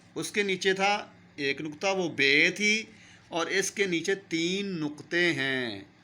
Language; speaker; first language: Urdu; non-native, local second language; Punjabi